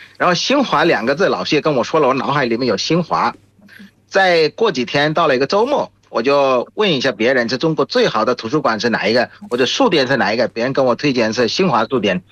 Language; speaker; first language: Chinese; non-native, fluent; Bangla